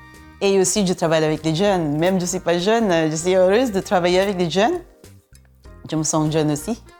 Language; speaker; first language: French; non-native, fluent; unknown